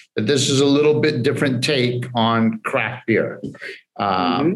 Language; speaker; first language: English; early bilingual, other home language; Spanish